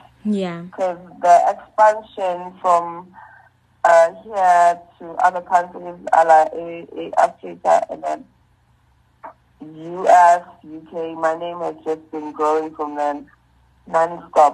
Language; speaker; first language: English; non-native, local second language; Zulu